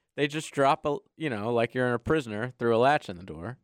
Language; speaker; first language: English; native; English